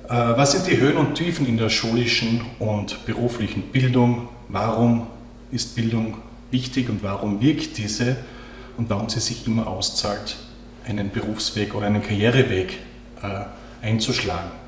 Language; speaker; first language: German; native; German